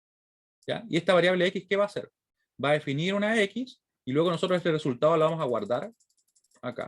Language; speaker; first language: Spanish; native; Spanish